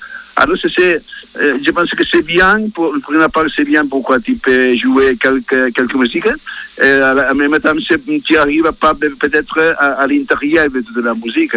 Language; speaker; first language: French; non-native, learner; Spanish